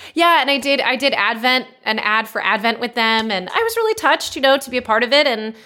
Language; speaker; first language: English; native; English